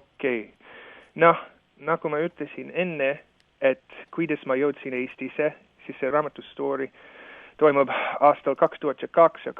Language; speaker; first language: Estonian; non-native, fluent; English